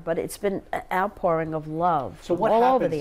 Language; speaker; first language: English; native; English